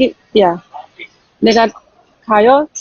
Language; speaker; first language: Korean; non-native, learner; Chinese